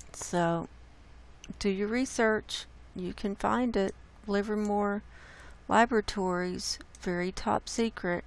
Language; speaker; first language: English; native; English